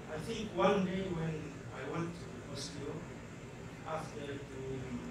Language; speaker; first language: English; non-native, fluent; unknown